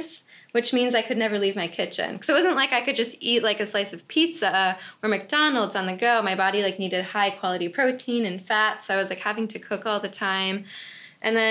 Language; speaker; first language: English; native; English